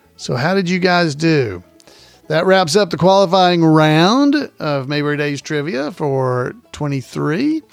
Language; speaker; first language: English; native; English